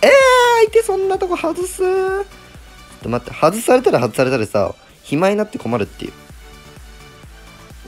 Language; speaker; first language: Japanese; native; Japanese